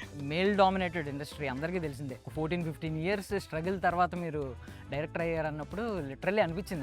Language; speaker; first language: Telugu; native; Telugu